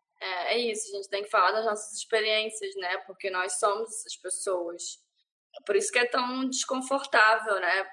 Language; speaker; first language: Portuguese; native; Portuguese